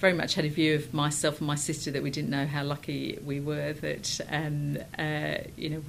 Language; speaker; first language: English; native; English